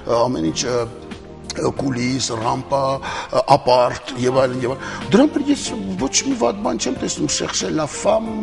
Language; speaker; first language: Armenian; early bilingual, heritage; Armenian